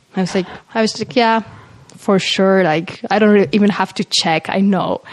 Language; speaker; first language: English; non-native, fluent; Polish